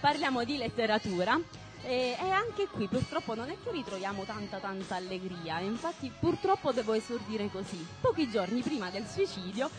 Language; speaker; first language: Italian; native; Italian